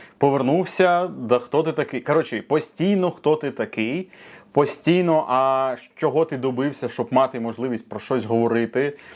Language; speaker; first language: Ukrainian; non-native, local second language; Russian